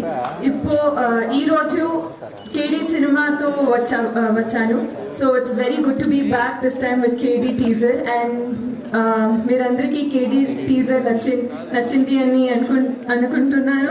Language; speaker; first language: Telugu; non-native, learner; Kannada